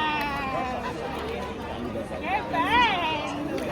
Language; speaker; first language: Italian; non-native, learner; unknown